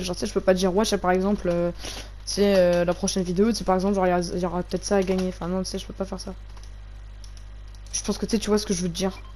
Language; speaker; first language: French; native; French